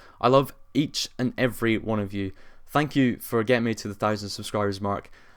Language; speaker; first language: English; native; English